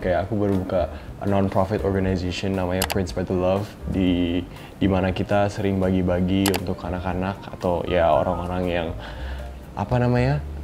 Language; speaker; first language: Indonesian; non-native, fluent; English